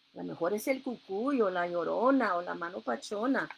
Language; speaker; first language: Spanish; early bilingual, heritage; Spanish